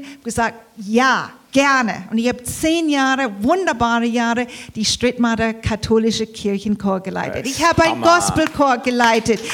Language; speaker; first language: German; early bilingual, heritage; English